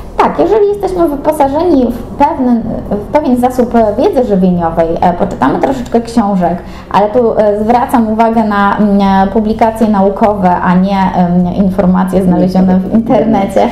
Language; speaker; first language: Polish; native; Polish